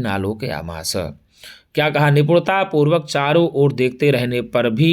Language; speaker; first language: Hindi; native; Hindi